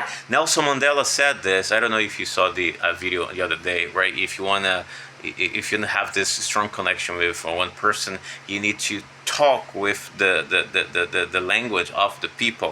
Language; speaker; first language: English; non-native, fluent; Portuguese